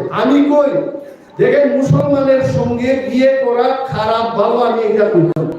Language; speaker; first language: Bangla; non-native, local second language; Kok Borok